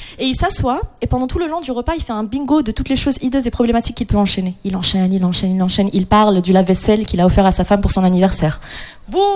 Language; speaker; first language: French; non-native, local second language; Arabic